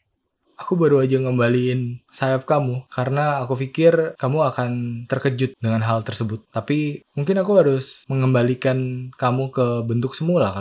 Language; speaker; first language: Indonesian; native; Indonesian